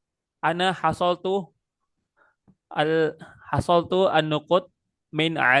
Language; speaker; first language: Arabic; non-native, fluent; Indonesian